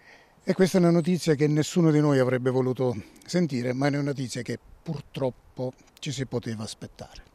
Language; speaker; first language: Italian; native; Italian